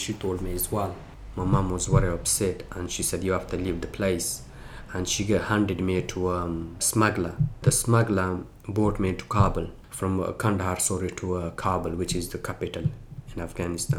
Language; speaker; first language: English; early bilingual, other home language; Persian